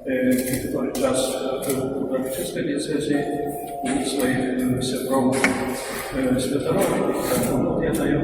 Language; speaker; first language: Polish; non-native, fluent; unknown